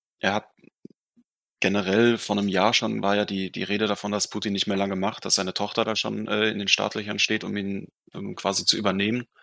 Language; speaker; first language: German; non-native, fluent; Russian